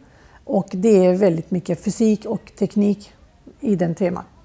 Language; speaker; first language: Swedish; non-native, fluent; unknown